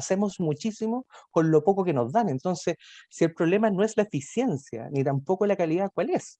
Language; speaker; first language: Spanish; native; Spanish